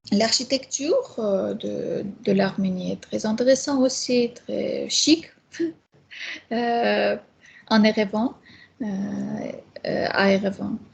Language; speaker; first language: French; non-native, fluent; Armenian